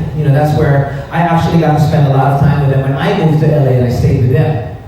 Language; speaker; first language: English; native; English